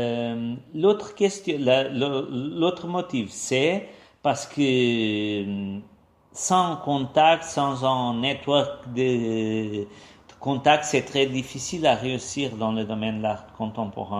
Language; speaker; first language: French; non-native, fluent; Portuguese